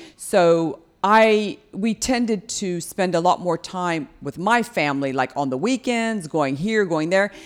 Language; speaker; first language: English; native; English